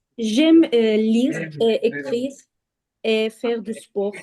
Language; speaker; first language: French; non-native, learner; Azerbaijani